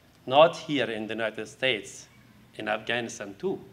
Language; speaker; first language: English; non-native, learner; Persian